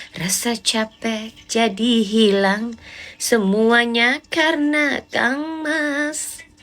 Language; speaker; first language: Indonesian; non-native, local second language; Javanese